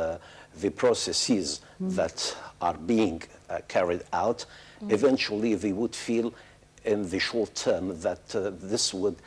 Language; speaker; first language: English; non-native, fluent; Arabic